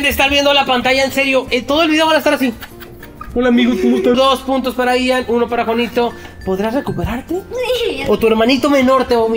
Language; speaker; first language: Spanish; native; Spanish